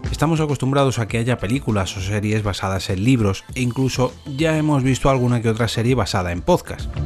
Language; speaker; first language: Spanish; native; Spanish